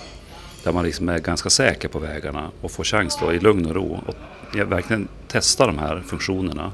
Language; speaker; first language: Swedish; native; Swedish